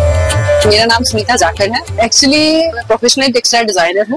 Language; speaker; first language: Hindi; native; Hindi